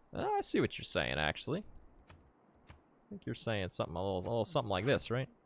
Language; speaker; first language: English; native; English